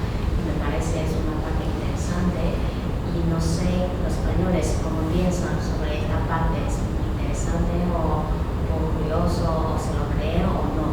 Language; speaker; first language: Spanish; non-native, fluent; Chinese